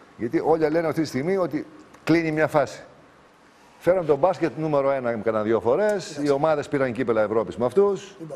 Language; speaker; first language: Greek; native; Greek